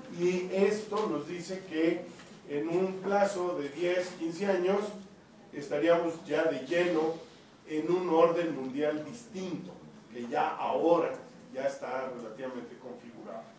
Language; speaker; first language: Spanish; native; Spanish